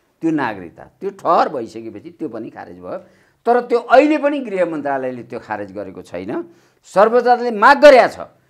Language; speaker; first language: Nepali; native; Nepali